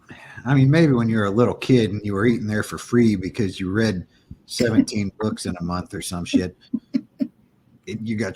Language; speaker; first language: English; native; English